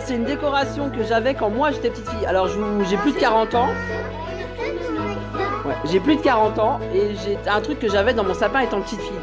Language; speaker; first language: French; native; French